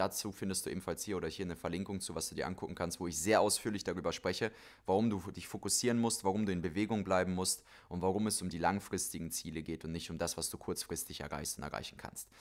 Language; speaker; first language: German; native; German